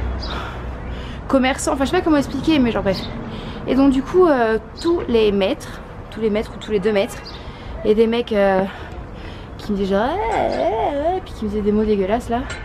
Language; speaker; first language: French; native; French